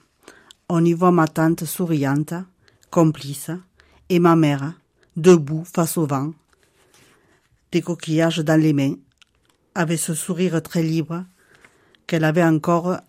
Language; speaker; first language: French; native; French